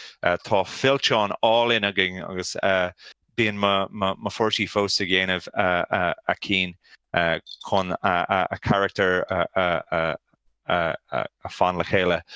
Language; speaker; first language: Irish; non-native, learner; English